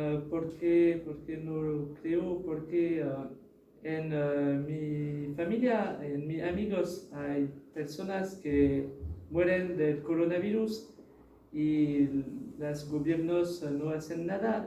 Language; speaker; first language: Spanish; non-native, learner; French